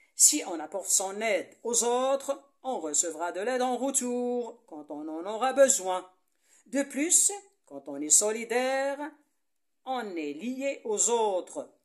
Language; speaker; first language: French; non-native, local second language; Arabic